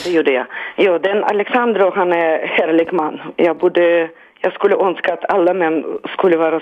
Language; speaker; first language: Swedish; non-native, learner; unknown